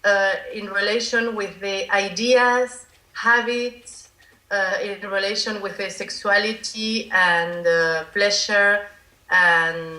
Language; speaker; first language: English; non-native, learner; Spanish